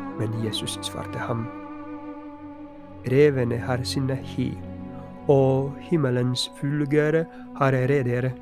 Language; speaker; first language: Norwegian; non-native, fluent; Polish